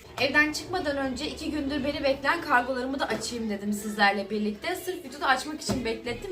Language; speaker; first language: Turkish; native; Turkish